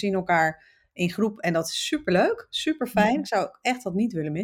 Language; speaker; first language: Dutch; native; Dutch